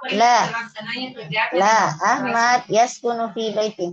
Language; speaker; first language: Arabic; non-native, learner; Indonesian